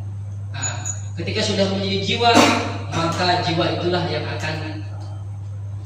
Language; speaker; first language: Indonesian; native; Indonesian